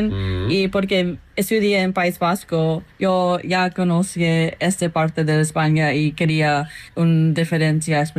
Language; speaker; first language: Spanish; non-native, fluent; English